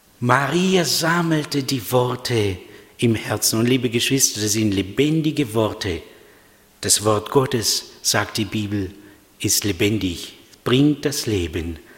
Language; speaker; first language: German; non-native, fluent; Russian